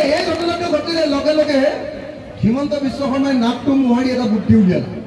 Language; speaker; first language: Assamese; native; Assamese